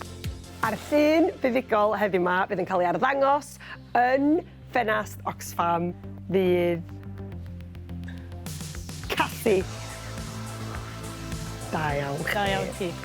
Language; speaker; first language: Welsh; native; Welsh